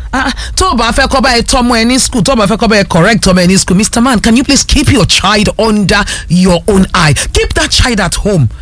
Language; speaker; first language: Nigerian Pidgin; non-native, local second language; Yoruba